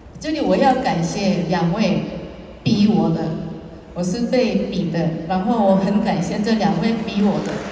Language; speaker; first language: Chinese; non-native, fluent; Korean